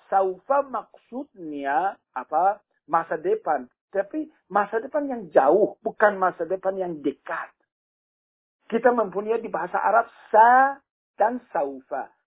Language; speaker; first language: Indonesian; non-native, fluent; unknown